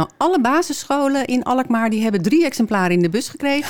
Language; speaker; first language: Dutch; native; Dutch